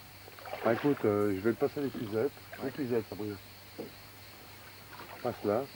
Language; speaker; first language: French; native; French